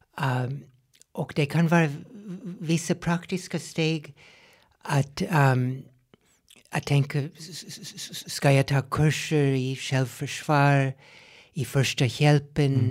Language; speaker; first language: Swedish; non-native, fluent; English